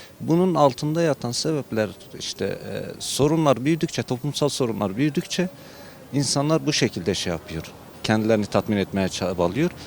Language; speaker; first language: Turkish; non-native, local second language; Kurdish